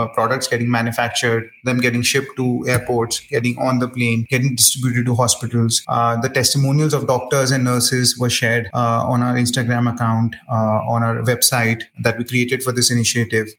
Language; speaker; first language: English; non-native, local second language; Hindi